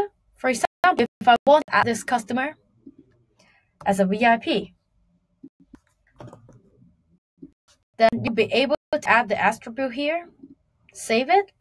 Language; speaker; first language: English; non-native, fluent; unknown